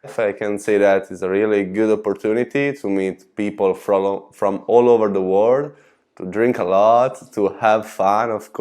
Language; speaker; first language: English; non-native, learner; Italian